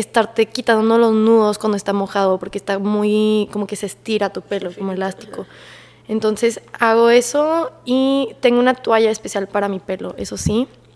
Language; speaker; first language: Spanish; native; Spanish